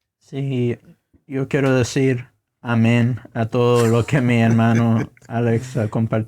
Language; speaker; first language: Spanish; non-native, fluent; English